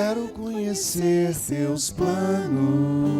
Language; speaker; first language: Portuguese; native; Portuguese